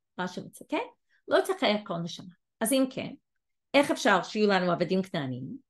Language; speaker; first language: Hebrew; non-native, fluent; English